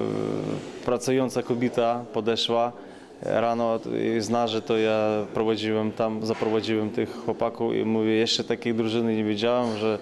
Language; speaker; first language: Polish; non-native, learner; Ukrainian